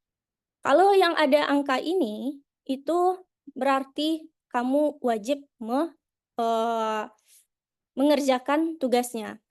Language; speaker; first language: Indonesian; native; Indonesian